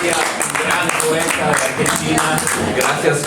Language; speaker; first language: Spanish; non-native, fluent; Italian